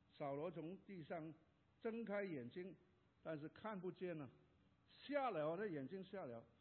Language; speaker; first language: Chinese; non-native, local second language; Cantonese